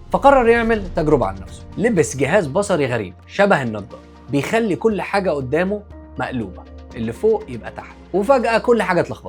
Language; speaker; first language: Arabic; native; Arabic